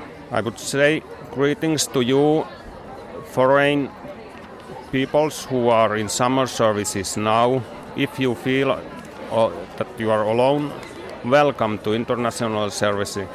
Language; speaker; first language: English; non-native, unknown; Finnish